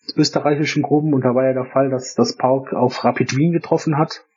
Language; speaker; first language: German; native; German